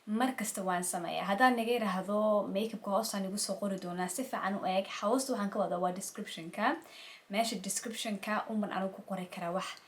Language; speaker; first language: Somali; early bilingual, heritage; Somali